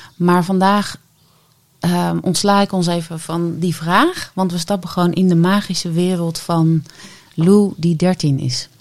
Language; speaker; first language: Dutch; native; Dutch